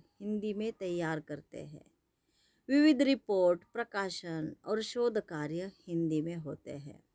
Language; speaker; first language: Hindi; non-native, local second language; Marathi